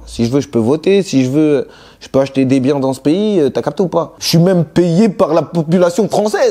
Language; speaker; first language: French; native; French